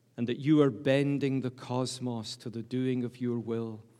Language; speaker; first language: English; native; English